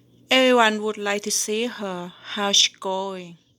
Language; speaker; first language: English; non-native, learner; Thai